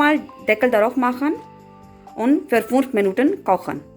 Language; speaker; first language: German; non-native, learner; Urdu